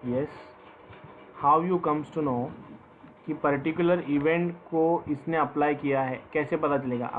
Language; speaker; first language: Hindi; non-native, local second language; Marathi